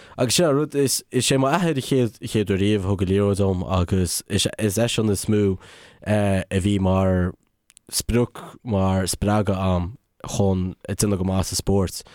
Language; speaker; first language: Irish; native; Irish